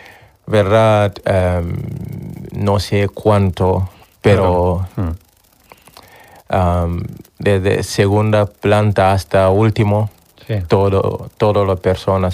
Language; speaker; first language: Spanish; non-native, learner; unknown